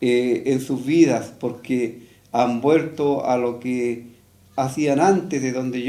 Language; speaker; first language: Spanish; native; Spanish